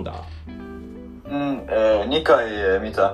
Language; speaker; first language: Japanese; non-native, learner; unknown